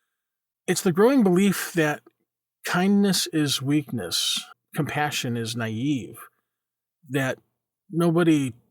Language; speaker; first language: English; native; English